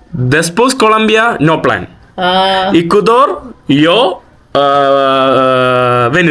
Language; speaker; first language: Spanish; non-native, learner; Malayalam